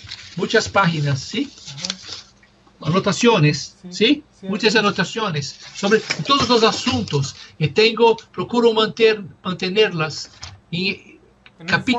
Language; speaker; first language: Spanish; non-native, fluent; Portuguese